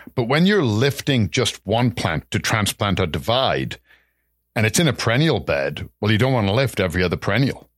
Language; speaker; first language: English; native; English